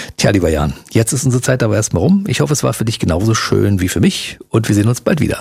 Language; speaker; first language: German; native; German